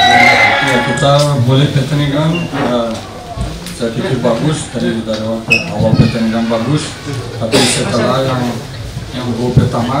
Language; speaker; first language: Indonesian; non-native, learner; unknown